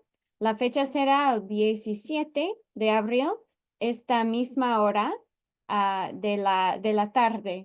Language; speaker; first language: Spanish; non-native, fluent; English